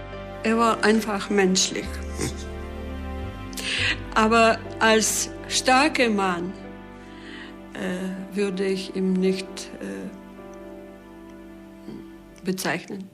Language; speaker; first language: German; non-native, fluent; Czech